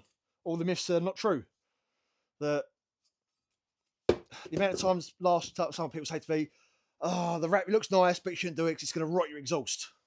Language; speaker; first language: English; native; English